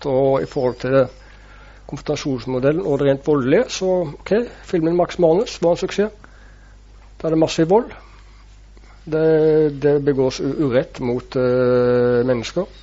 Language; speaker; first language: Norwegian; native; Norwegian